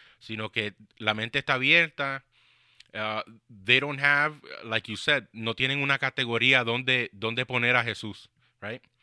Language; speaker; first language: Spanish; early bilingual, heritage; Spanish